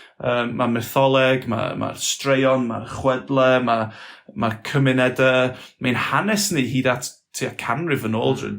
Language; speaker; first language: Welsh; non-native, local second language; English